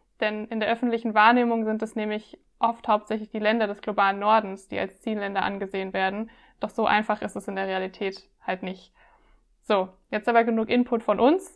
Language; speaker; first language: German; native; German